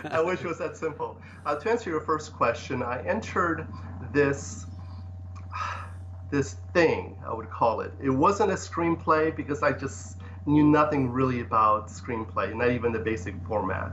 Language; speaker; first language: English; early bilingual, other home language; Polish